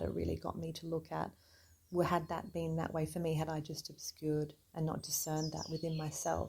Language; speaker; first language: English; native; English